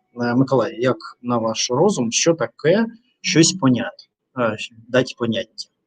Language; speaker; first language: Ukrainian; non-native, learner; Russian